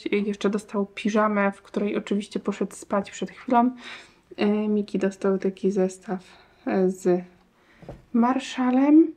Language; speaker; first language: Polish; native; Polish